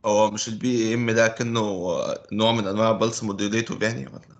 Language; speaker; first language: Arabic; native; Arabic